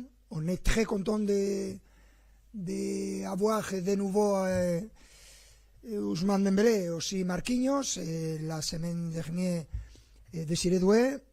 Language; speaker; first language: French; non-native, fluent; Spanish